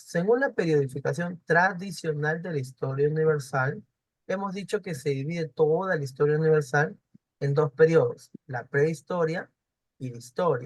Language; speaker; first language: Spanish; native; Spanish